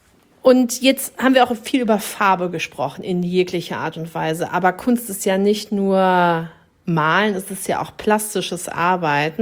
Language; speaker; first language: German; native; German